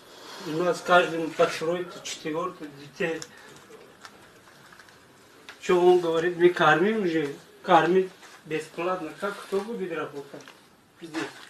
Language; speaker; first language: Russian; non-native, learner; Tajik